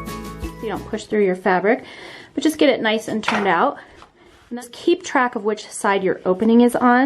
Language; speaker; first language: English; native; English